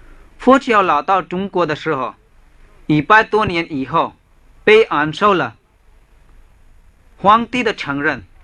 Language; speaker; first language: Chinese; non-native, fluent; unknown